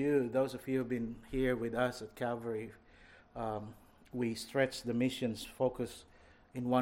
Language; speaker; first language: English; non-native, local second language; Filipino